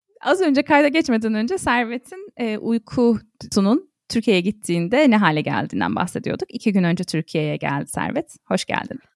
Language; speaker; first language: Turkish; native; Turkish